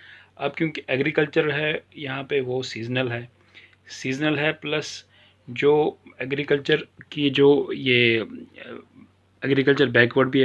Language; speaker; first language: Hindi; non-native, local second language; Kashmiri